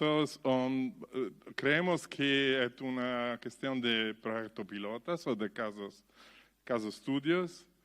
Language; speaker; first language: Spanish; non-native, learner; Italian